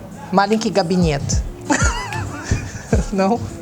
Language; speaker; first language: Russian; non-native, learner; Portuguese